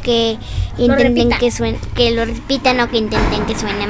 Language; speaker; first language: Spanish; early bilingual, other home language; French